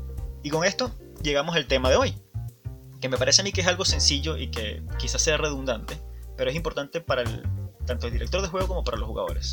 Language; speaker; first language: Spanish; native; Spanish